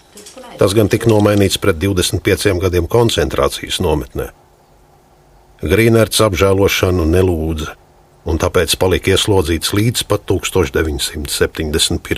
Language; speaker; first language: Latvian; native; Latvian